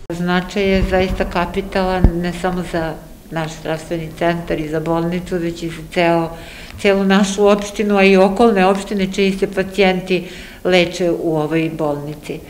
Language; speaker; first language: Serbian; native; Serbian